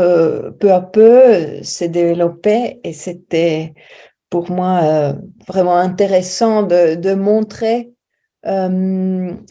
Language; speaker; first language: French; non-native, fluent; German